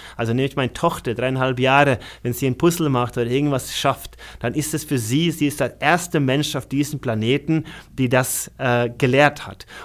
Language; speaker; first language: German; non-native, fluent; Norwegian